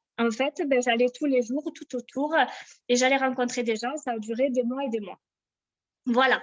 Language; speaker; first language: French; native; French